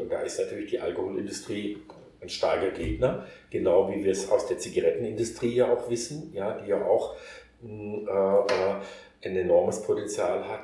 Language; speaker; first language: German; native; German